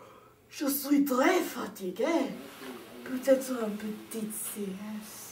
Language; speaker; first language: French; non-native, learner; English